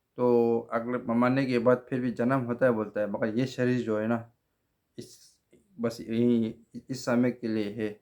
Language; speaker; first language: Hindi; non-native, local second language; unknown